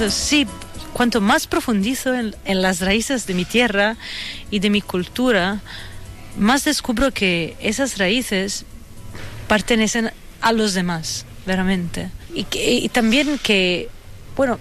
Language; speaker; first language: Spanish; non-native, fluent; Italian